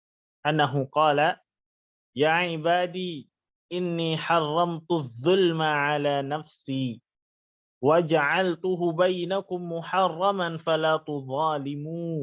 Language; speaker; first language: Arabic; non-native, fluent; Indonesian